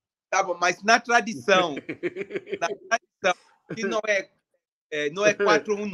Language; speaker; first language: Portuguese; non-native, fluent; Yoruba